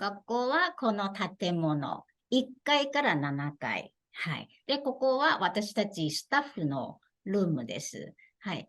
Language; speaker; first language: Japanese; non-native, fluent; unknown